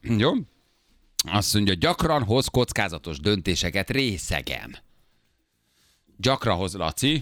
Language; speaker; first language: Hungarian; native; Hungarian